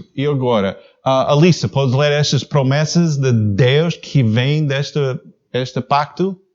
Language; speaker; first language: Portuguese; non-native, learner; English